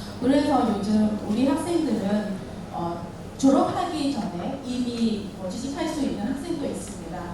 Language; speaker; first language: Korean; non-native, fluent; Vietnamese